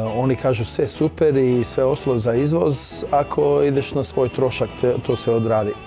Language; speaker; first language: Croatian; early bilingual, heritage; Croatian